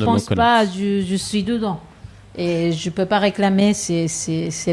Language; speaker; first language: French; non-native, fluent; Japanese